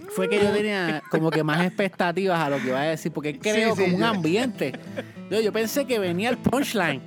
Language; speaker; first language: Spanish; native; Spanish